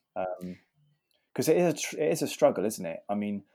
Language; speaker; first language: English; native; English